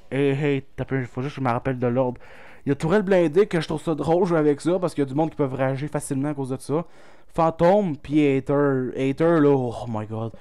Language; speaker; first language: French; native; French